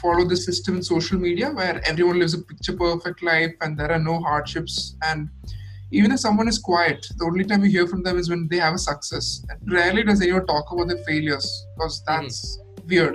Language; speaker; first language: English; non-native, local second language; Malayalam